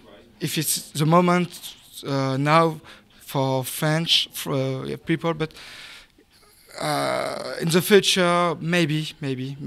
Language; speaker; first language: English; non-native, learner; French